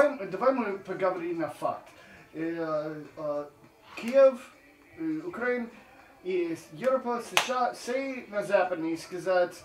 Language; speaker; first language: Russian; non-native, learner; English